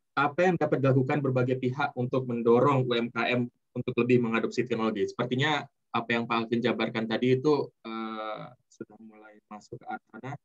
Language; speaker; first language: Indonesian; native; Indonesian